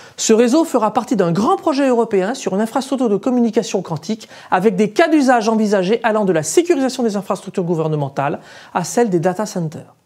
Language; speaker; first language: French; native; French